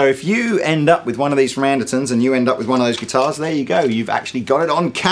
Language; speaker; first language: English; native; English